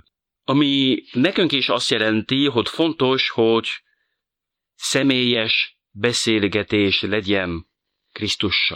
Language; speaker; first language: Hungarian; non-native, fluent; French